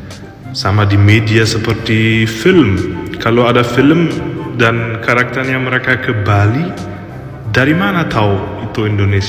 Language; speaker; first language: Indonesian; non-native, fluent; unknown